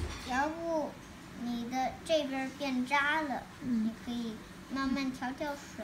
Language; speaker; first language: Chinese; early bilingual, heritage; Chinese